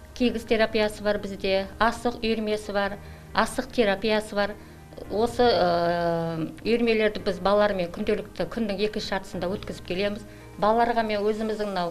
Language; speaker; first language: Kazakh; native; Kazakh